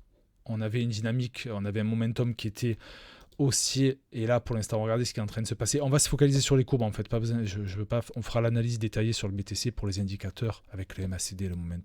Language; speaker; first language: French; native; French